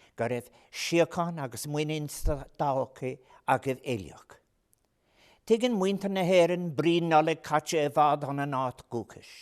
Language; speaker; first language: Irish; non-native, local second language; English